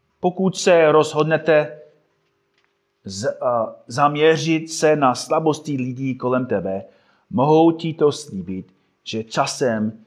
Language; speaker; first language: Czech; non-native, fluent; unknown